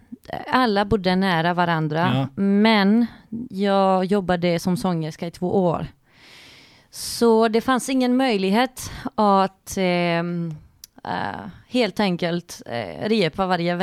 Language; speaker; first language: Swedish; non-native, fluent; Greek